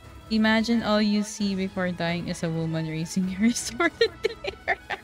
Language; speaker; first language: English; non-native, local second language; Filipino